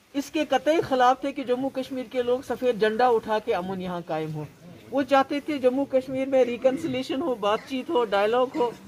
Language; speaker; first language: Urdu; non-native, local second language; Kashmiri